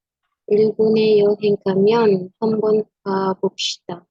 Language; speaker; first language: Korean; non-native, learner; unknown